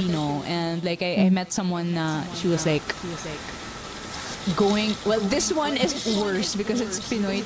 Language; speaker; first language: English; non-native, local second language; Filipino